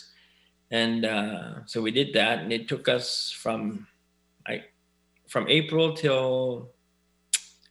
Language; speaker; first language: English; native; English